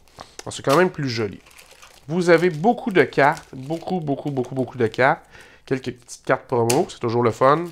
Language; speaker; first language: French; native; French